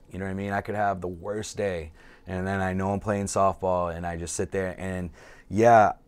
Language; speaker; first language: English; native; English